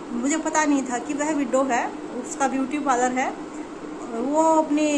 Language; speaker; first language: Hindi; native; Hindi